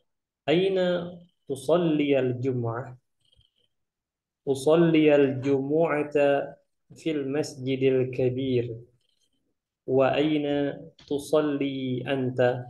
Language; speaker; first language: Arabic; non-native, fluent; Indonesian